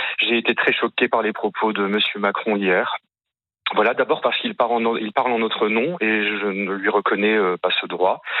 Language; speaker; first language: French; early bilingual, other home language; Arabic